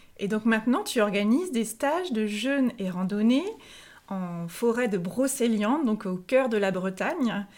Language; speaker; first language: French; native; French